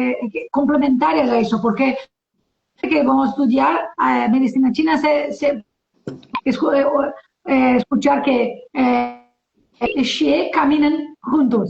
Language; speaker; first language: Spanish; non-native, learner; Portuguese